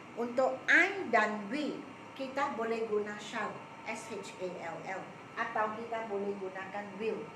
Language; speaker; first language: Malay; non-native, local second language; Chinese